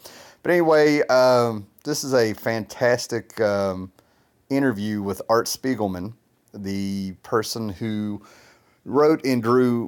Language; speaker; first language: English; native; English